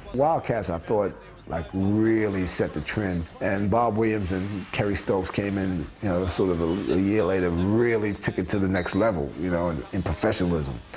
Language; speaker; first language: English; native; English